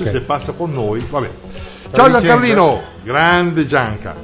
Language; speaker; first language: Italian; native; Italian